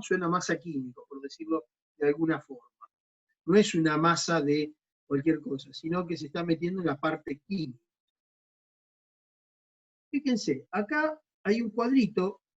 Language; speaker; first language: Spanish; native; Spanish